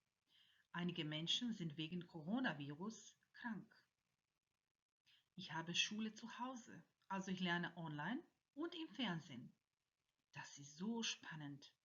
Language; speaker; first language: German; non-native, fluent; Croatian